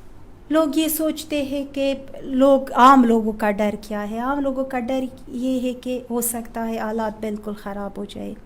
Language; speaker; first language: Hindi; non-native, fluent; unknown